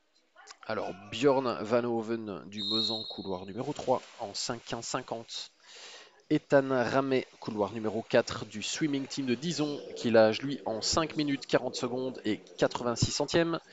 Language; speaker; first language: French; native; French